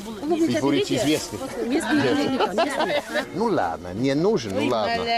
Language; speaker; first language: Russian; non-native, learner; English